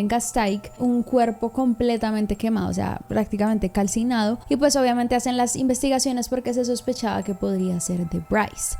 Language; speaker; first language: Spanish; native; Spanish